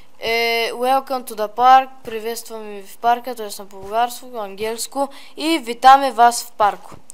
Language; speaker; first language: Polish; early bilingual, heritage; Polish